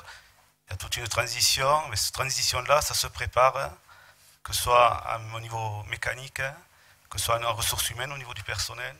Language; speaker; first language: French; native; French